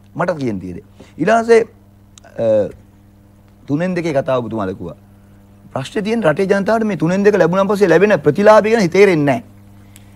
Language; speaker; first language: Sinhala; native; Sinhala